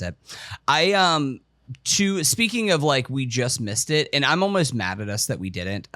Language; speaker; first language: English; native; English